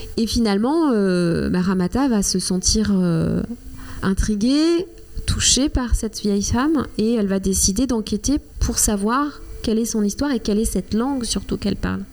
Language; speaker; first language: French; non-native, local second language; Kinyarwanda